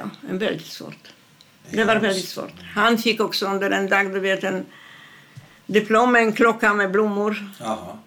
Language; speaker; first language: Swedish; non-native, fluent; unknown